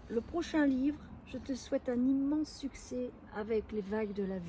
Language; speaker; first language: French; native; French